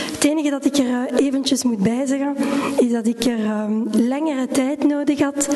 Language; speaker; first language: Dutch; non-native, local second language; French